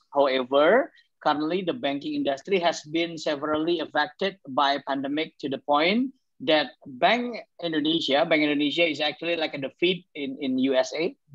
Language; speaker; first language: English; non-native, fluent; Indonesian